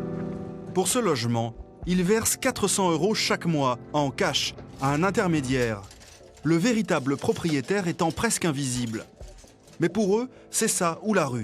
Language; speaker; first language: French; native; French